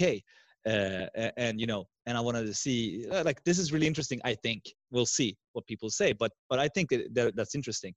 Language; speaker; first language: English; non-native, fluent; Swedish